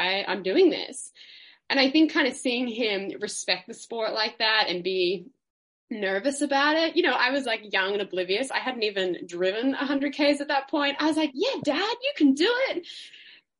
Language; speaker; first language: English; native; English